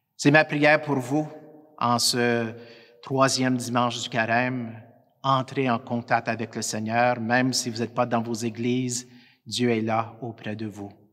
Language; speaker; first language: French; native; French